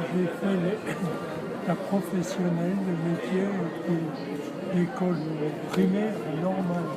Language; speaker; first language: French; native; French